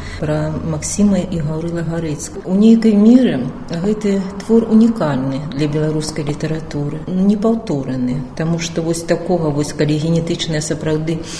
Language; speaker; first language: Belarusian; native; Belarusian